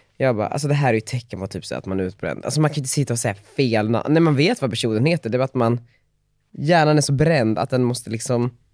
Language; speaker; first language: Swedish; native; Swedish